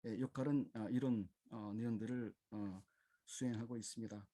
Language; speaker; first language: Korean; native; Korean